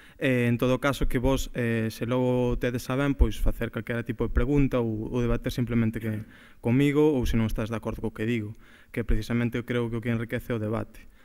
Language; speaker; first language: Galician; native; Galician